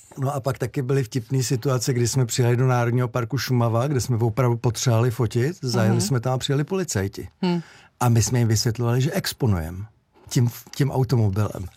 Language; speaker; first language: Czech; native; Czech